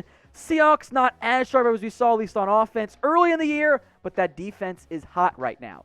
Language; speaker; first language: English; native; English